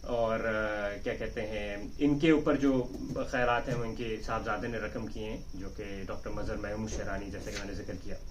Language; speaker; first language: Urdu; native; Urdu